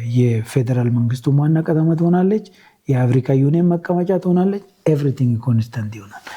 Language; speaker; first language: Amharic; non-native, local second language; Oromo